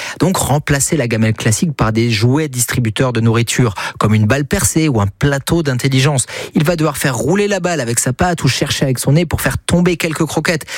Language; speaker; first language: French; native; French